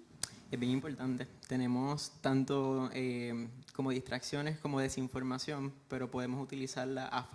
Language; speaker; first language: Spanish; native; Spanish